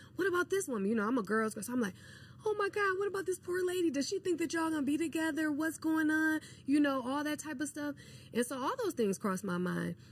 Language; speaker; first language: English; native; English